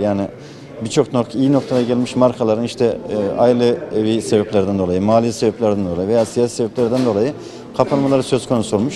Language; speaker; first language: Turkish; native; Turkish